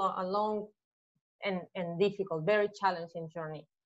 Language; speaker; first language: English; non-native, fluent; Spanish